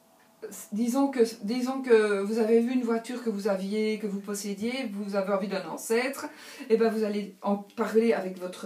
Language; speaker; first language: French; native; French